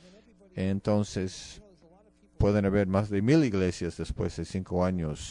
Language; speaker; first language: Spanish; non-native, fluent; English